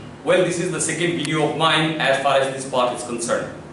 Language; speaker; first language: English; non-native, local second language; Hindi